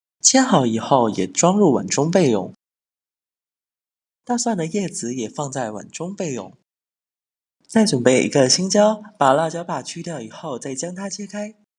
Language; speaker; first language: Chinese; native; Chinese